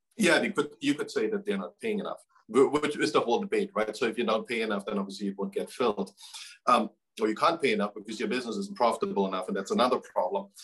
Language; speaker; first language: English; non-native, fluent; German